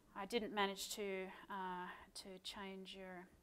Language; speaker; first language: English; native; English